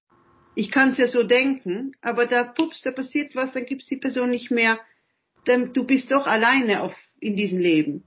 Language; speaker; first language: German; early bilingual, other home language; Italian